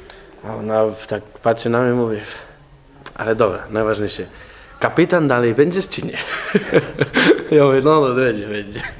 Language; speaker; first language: Polish; non-native, fluent; Spanish